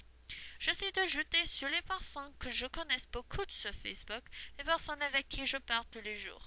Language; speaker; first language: French; non-native, learner; English